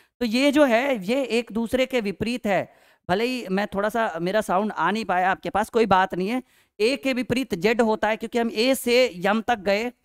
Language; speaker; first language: Hindi; native; Hindi